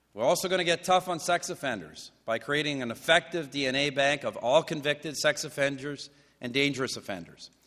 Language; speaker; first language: English; native; English